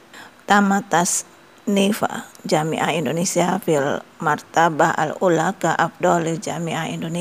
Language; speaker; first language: Arabic; non-native, fluent; Indonesian